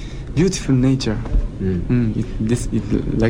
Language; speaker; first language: English; non-native, learner; Japanese